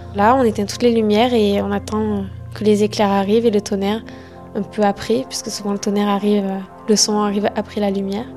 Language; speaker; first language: French; native; French